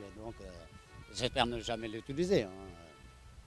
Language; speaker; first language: French; native; French